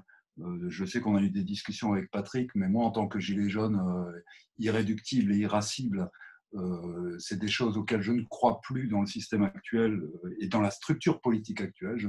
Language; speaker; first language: French; native; French